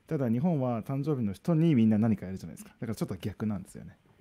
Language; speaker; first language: Japanese; native; Japanese